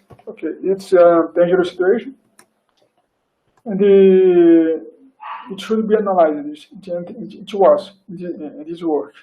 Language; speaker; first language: English; non-native, fluent; Portuguese